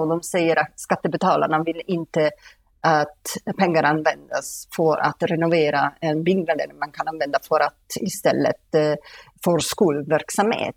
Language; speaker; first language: Swedish; non-native, fluent; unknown